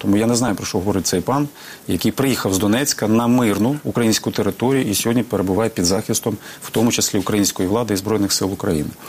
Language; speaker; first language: Ukrainian; native; Ukrainian